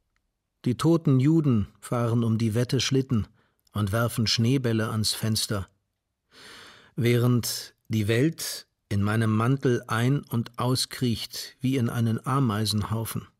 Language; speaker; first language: German; native; German